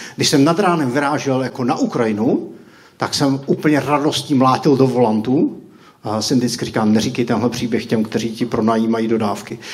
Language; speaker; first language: Czech; native; Czech